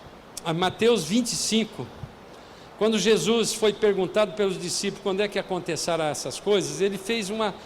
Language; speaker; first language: Portuguese; native; Portuguese